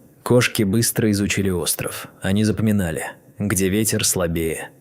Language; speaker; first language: Russian; native; Russian